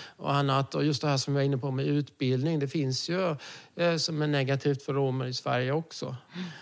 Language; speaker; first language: Swedish; native; Swedish